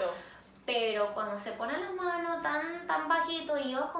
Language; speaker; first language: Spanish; early bilingual, heritage; English